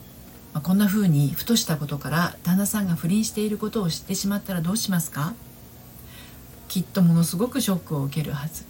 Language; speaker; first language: Japanese; native; Japanese